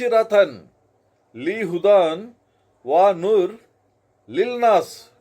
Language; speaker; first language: Arabic; non-native, learner; Telugu